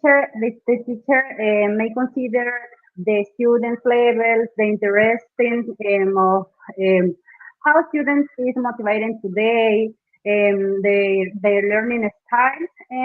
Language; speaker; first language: English; non-native, fluent; Spanish